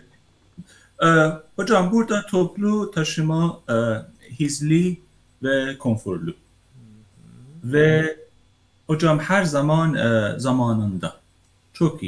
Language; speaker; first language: Turkish; non-native, learner; Persian